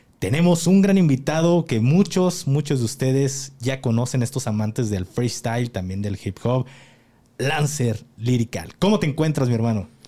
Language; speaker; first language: Spanish; native; Spanish